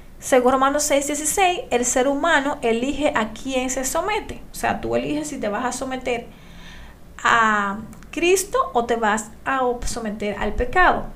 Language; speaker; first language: Spanish; native; Spanish